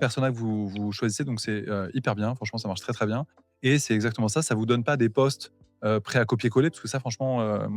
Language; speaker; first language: French; native; French